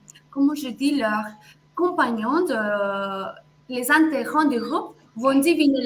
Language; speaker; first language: French; non-native, fluent; Spanish